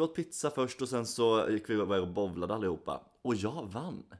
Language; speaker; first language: Swedish; native; Swedish